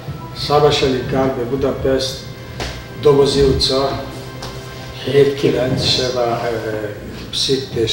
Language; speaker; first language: Hebrew; non-native, fluent; Hungarian